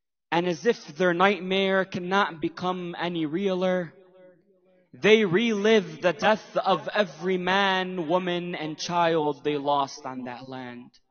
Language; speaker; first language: English; native; English